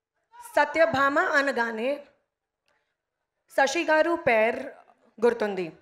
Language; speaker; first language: Telugu; non-native, local second language; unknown